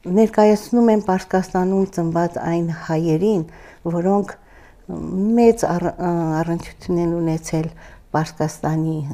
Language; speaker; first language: Armenian; early bilingual, heritage; Armenian